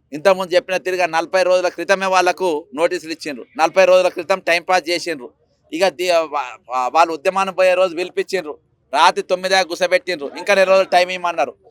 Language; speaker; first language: Telugu; native; Telugu